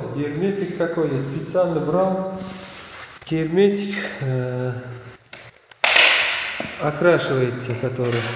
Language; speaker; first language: Russian; non-native, learner; Uzbek